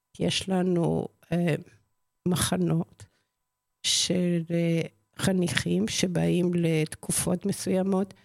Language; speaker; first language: Hebrew; non-native, fluent; Spanish